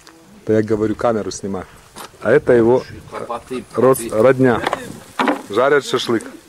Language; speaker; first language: Russian; native; Russian